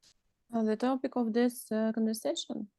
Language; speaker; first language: English; non-native, learner; Russian